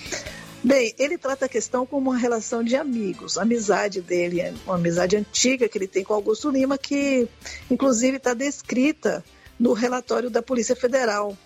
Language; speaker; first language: Portuguese; native; Portuguese